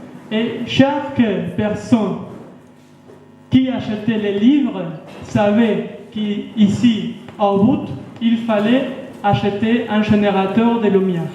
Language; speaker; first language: French; non-native, fluent; Spanish